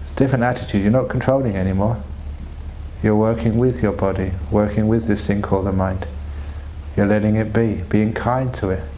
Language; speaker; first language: English; native; English